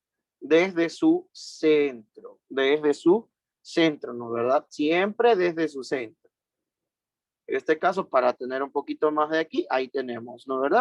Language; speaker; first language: Spanish; native; Spanish